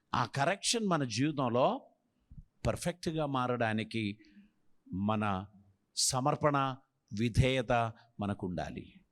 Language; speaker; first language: Telugu; non-native, fluent; Malayalam